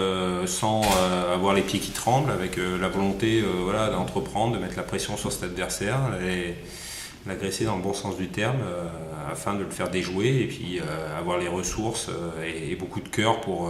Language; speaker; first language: French; native; French